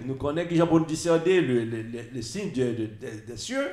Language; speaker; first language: French; native; French